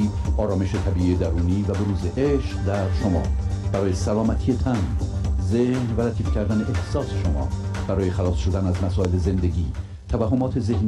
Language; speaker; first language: Persian; native; Persian